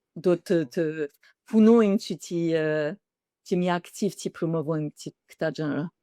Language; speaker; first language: Albanian; early bilingual, heritage; Albanian